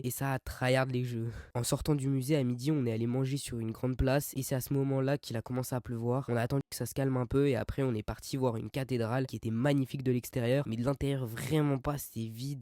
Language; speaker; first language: French; native; French